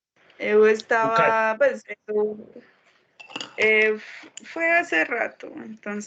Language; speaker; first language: Portuguese; non-native, learner; Spanish